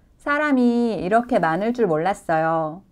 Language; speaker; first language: Korean; non-native, fluent; Chinese